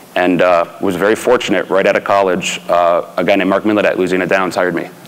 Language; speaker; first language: English; native; English